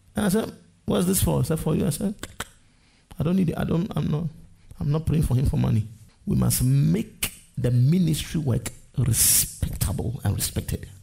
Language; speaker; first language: English; non-native, local second language; Akan